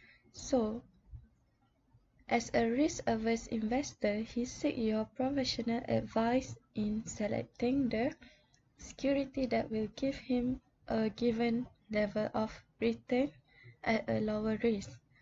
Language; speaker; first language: English; non-native, local second language; Malay